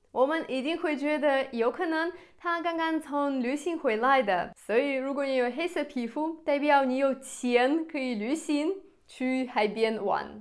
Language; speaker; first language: Chinese; non-native, fluent; Russian